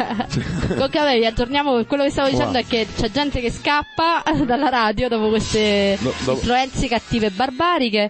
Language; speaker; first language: Italian; native; Italian